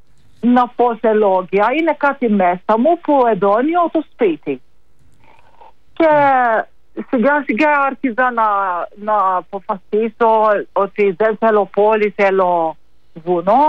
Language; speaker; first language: Greek; non-native, learner; Maltese